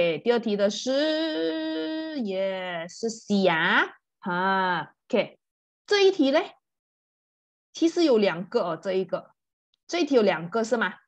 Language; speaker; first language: Chinese; native; Chinese